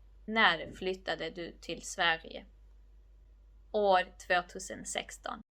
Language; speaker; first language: Swedish; non-native, fluent; Georgian